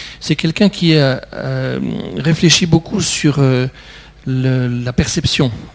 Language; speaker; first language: French; native; French